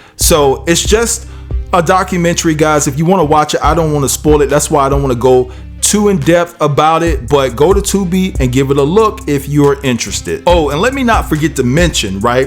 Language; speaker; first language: English; native; English